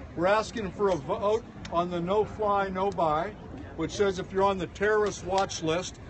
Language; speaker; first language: English; native; English